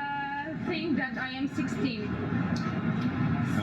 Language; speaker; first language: English; non-native, learner; Polish